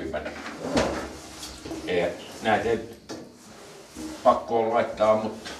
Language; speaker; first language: Finnish; native; Finnish